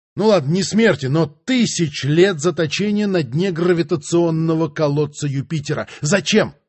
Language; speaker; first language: Russian; native; Russian